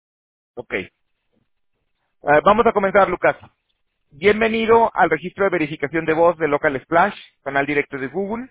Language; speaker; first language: Spanish; native; Spanish